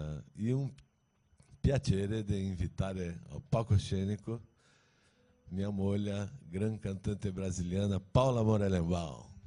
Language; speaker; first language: Italian; non-native, learner; Portuguese